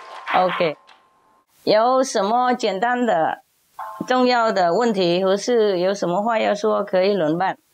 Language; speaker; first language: Chinese; non-native, fluent; Vietnamese